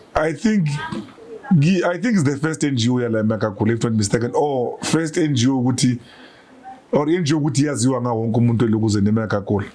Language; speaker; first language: Zulu; native; Zulu